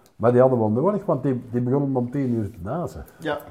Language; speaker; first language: Dutch; native; Dutch